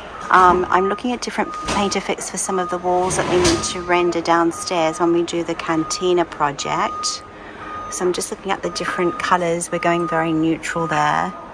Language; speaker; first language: English; native; English